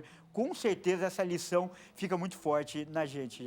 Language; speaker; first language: Portuguese; native; Portuguese